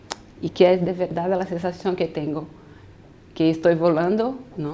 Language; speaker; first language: Spanish; non-native, fluent; Portuguese